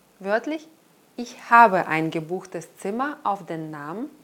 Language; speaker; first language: German; non-native, fluent; Russian